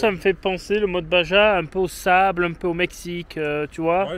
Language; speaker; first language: French; native; French